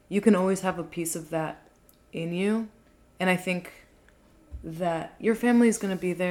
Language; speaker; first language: English; native; English